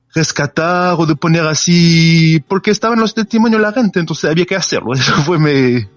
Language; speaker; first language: Spanish; non-native, learner; French